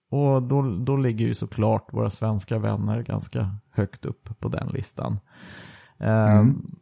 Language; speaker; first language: Swedish; early bilingual, other home language; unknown